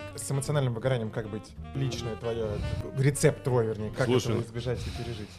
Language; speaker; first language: Russian; native; Russian